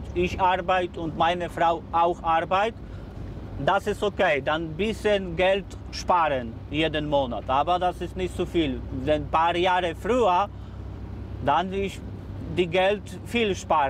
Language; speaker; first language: German; non-native, learner; Polish